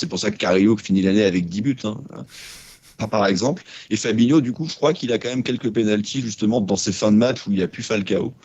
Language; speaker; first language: French; native; French